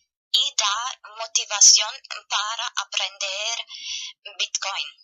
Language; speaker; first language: Spanish; non-native, fluent; German